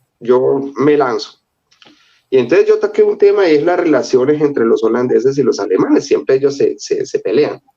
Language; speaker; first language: Spanish; native; Spanish